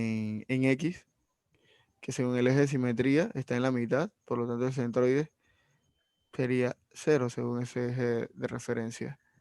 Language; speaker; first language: Spanish; native; Spanish